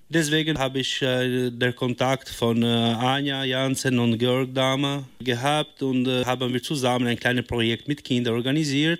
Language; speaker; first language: German; non-native, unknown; Albanian